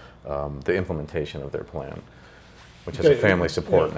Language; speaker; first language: English; native; English